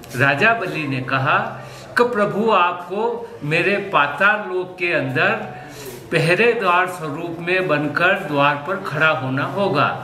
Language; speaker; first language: Hindi; native; Hindi